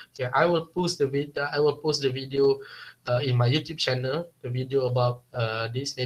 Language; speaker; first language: English; non-native, local second language; Malay